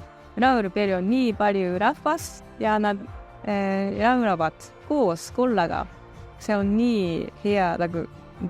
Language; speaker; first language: Estonian; non-native, learner; Japanese